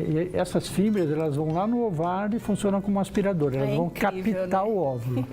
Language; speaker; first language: Portuguese; native; Portuguese